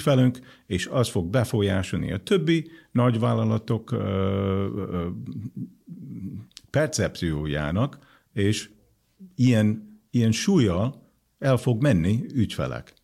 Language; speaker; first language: Hungarian; non-native, fluent; English